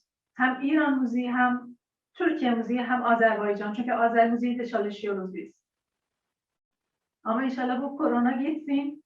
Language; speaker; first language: Turkish; non-native, learner; Persian